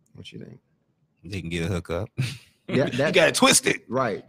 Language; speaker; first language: English; native; English